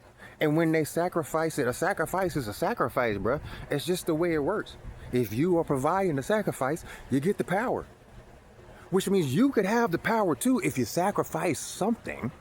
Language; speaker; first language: English; native; English